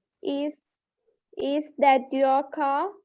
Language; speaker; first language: English; non-native, learner; Sinhala